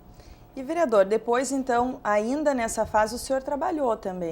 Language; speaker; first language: Portuguese; native; Portuguese